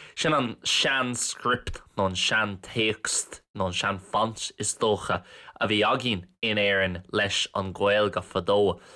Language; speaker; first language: Irish; non-native, local second language; English